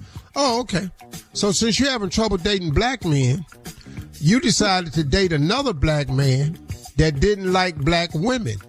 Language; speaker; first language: English; native; English